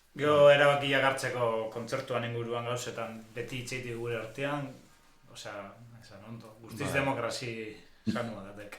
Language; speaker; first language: Basque; native; Basque